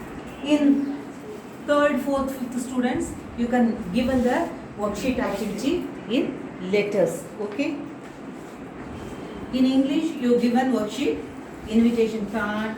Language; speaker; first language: English; non-native, local second language; Tamil